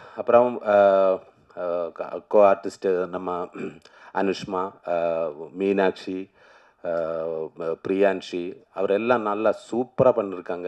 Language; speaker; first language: Tamil; non-native, learner; Malayalam